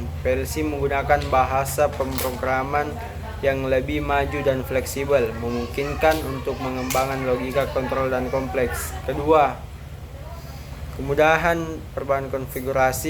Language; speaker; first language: Indonesian; native; Indonesian